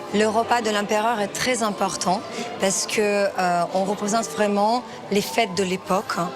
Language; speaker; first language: French; non-native, fluent; Ukrainian